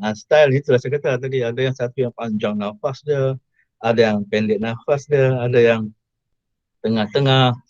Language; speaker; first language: Malay; native; Malay